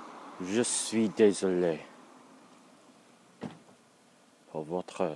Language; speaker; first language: French; non-native, learner; English